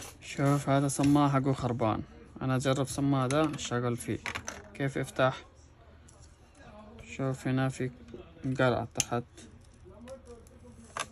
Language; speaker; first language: Arabic; non-native, learner; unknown